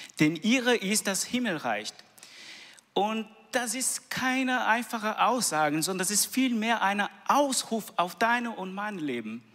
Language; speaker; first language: German; non-native, learner; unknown